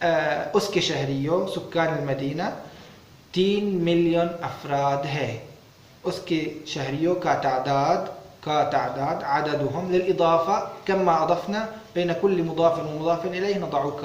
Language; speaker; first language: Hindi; non-native, learner; Arabic